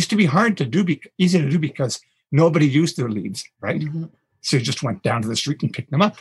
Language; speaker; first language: English; native; English